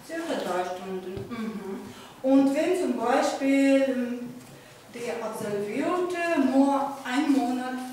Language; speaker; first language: German; non-native, fluent; Ukrainian